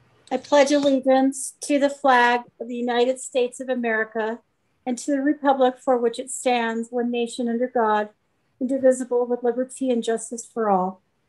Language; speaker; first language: English; native; English